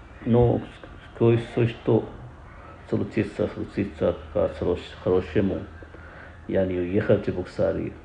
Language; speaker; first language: Russian; non-native, learner; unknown